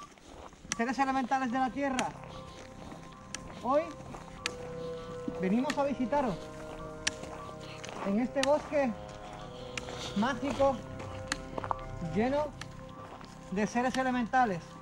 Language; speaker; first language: Spanish; native; Spanish